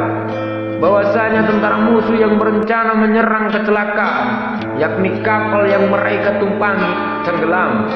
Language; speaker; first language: Indonesian; native; Indonesian